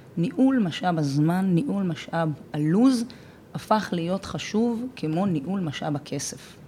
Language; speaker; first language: Hebrew; native; Hebrew